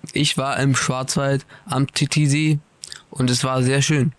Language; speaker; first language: German; early bilingual, other home language; Portuguese